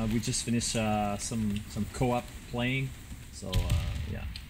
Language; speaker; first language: English; non-native, fluent; French